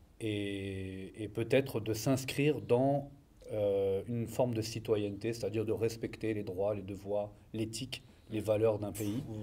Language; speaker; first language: French; native; French